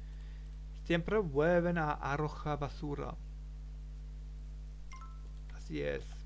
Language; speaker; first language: Spanish; non-native, learner; German